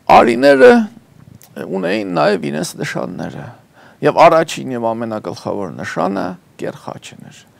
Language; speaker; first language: Armenian; native; Armenian